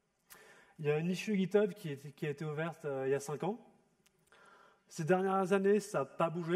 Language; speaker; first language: French; native; French